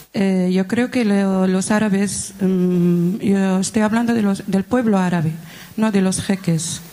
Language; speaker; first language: Spanish; non-native, fluent; Arabic